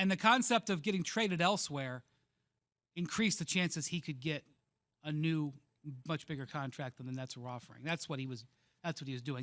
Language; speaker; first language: English; native; English